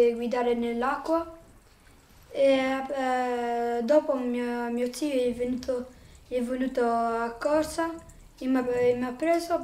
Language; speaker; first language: Italian; non-native, learner; French